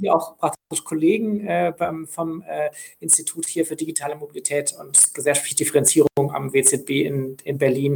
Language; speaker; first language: German; native; German